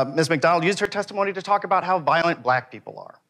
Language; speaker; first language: English; native; English